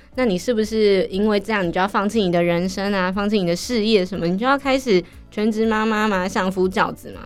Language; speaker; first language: Chinese; native; Chinese